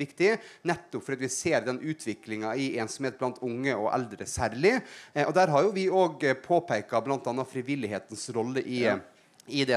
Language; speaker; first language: Norwegian; native; Norwegian